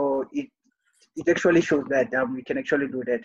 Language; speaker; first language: English; non-native, local second language; Southern Sotho